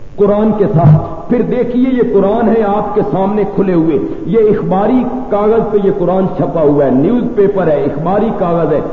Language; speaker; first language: Urdu; non-native, local second language; Punjabi